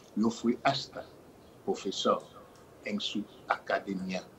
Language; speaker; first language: Spanish; non-native, fluent; Haitian Creole